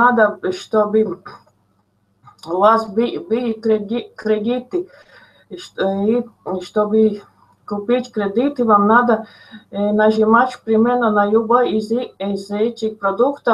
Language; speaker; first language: Russian; non-native, local second language; Latvian